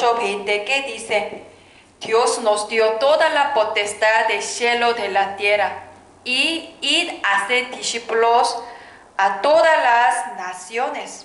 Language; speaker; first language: Spanish; non-native, learner; Korean